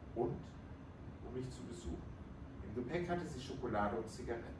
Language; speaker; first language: German; native; German